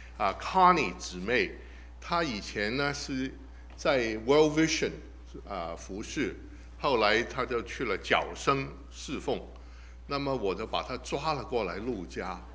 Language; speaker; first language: Chinese; non-native, local second language; Cantonese